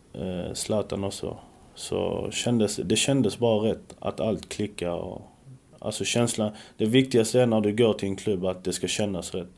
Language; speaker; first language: Swedish; early bilingual, other home language; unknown